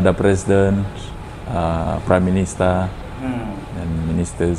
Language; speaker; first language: Indonesian; non-native, fluent; Fijian